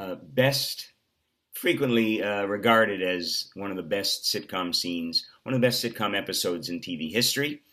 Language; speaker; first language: English; native; English